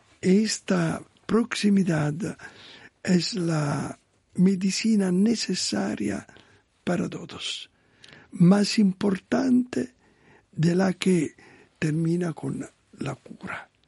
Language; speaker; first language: Spanish; non-native, learner; Italian